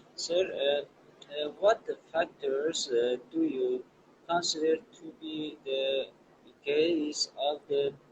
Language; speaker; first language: English; non-native, learner; Persian